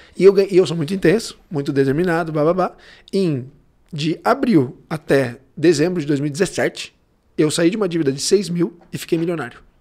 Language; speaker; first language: Portuguese; early bilingual, heritage; Portuguese